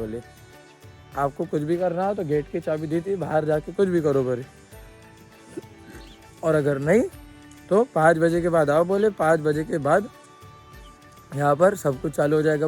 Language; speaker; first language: Hindi; non-native, local second language; Marathi